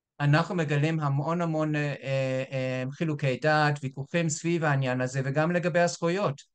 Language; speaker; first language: Hebrew; non-native, fluent; English